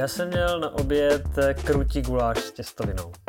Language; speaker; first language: Czech; native; Czech